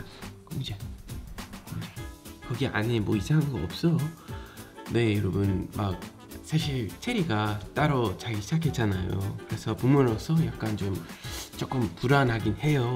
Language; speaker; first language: Korean; non-native, fluent; English